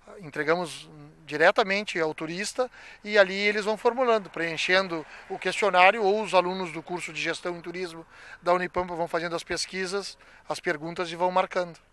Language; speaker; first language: Portuguese; native; Portuguese